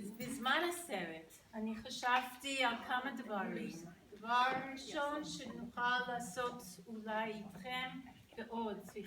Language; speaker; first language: Hebrew; non-native, learner; English